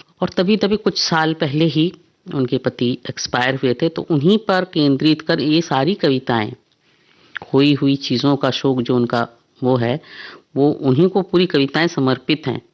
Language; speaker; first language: Hindi; non-native, local second language; Bangla